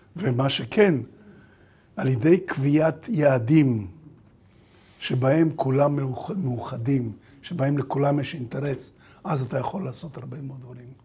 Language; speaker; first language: Hebrew; early bilingual, other home language; Bulgarian